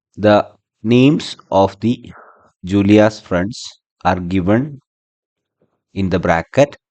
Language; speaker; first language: English; non-native, local second language; Malayalam